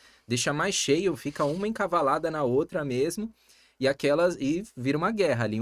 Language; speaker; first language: Portuguese; native; Portuguese